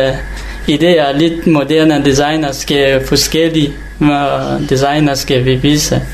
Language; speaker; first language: Danish; non-native, learner; Hakha Chin